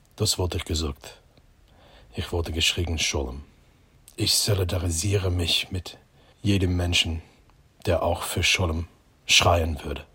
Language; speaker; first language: German; non-native, fluent; English